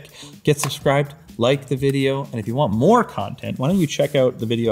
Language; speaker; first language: English; native; English